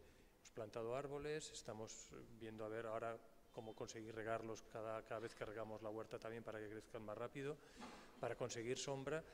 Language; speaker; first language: Spanish; native; Spanish